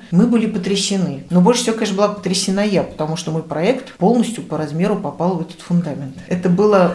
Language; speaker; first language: Russian; native; Russian